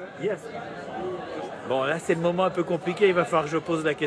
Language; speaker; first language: French; native; French